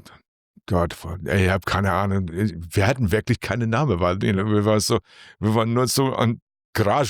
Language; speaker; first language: German; non-native, learner; English